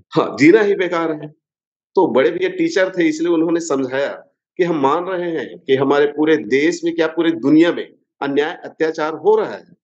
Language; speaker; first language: Hindi; native; Hindi